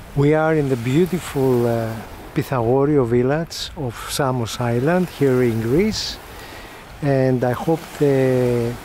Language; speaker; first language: English; non-native, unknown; Greek